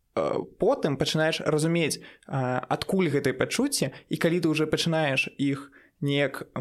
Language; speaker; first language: Belarusian; non-native, local second language; Russian